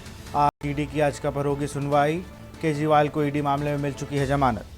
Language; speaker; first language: Hindi; native; Hindi